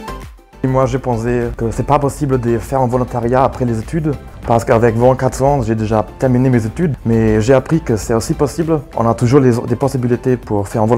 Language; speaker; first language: French; non-native, fluent; German